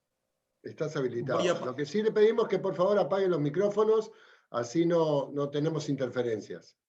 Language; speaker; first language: Spanish; native; Spanish